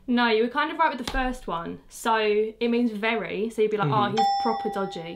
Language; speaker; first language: English; native; English